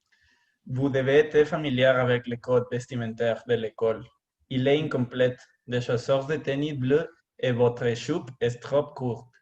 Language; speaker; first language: French; non-native, learner; Spanish